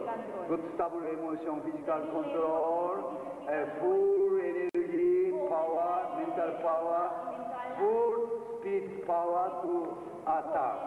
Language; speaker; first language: English; non-native, learner; Japanese